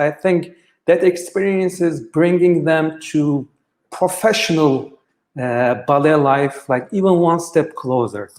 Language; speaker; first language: English; non-native, fluent; Turkish